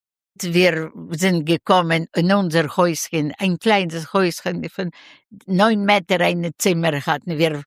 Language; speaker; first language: German; non-native, learner; Russian